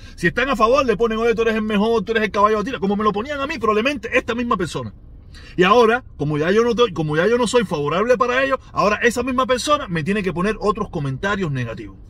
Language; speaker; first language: Spanish; native; Spanish